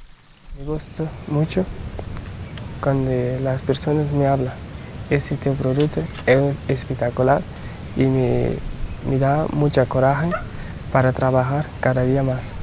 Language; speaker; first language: Spanish; non-native, learner; Portuguese